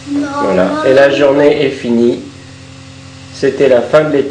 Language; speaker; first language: French; native; French